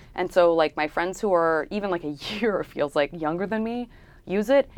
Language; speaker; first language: English; native; English